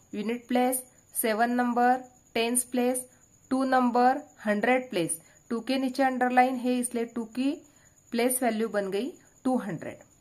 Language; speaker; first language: Hindi; non-native, local second language; Marathi